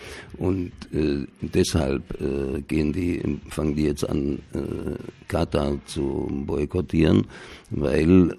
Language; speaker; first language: German; native; German